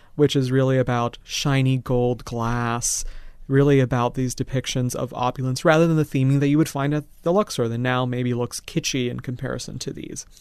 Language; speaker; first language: English; native; English